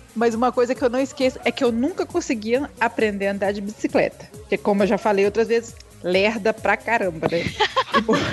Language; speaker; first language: Portuguese; native; Portuguese